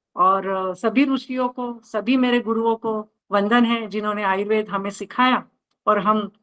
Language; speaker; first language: Hindi; non-native, local second language; Marathi